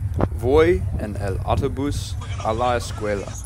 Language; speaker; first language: Spanish; non-native, learner; English